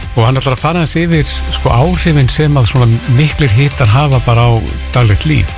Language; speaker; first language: Icelandic; native; Icelandic